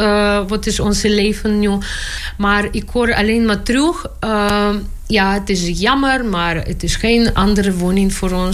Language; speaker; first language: Dutch; non-native, learner; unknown